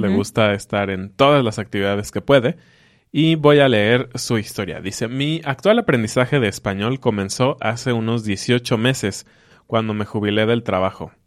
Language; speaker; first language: Spanish; native; Spanish